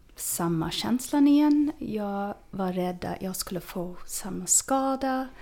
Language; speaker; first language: Swedish; non-native, fluent; English